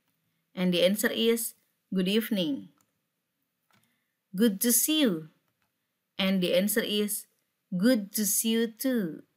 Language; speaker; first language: English; non-native, fluent; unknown